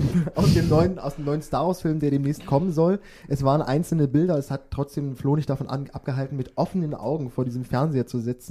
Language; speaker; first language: German; native; German